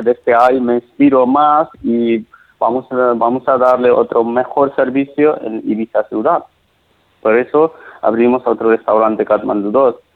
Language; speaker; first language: Spanish; non-native, learner; Nepali